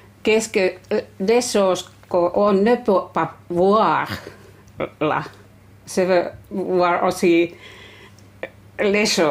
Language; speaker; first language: French; non-native, learner; Finnish